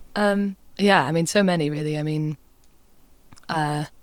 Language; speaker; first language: English; native; English